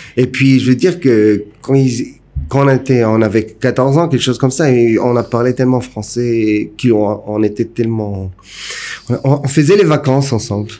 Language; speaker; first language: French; early bilingual, heritage; French